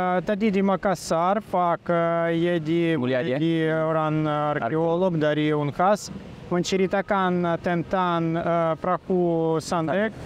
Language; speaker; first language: Indonesian; non-native, learner; Russian